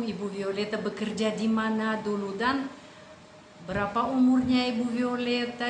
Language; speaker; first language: Indonesian; non-native, fluent; Russian